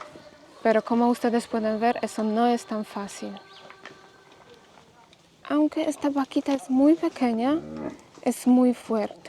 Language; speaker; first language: Spanish; non-native, fluent; Polish